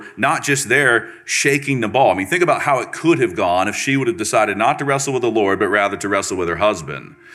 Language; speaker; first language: English; native; English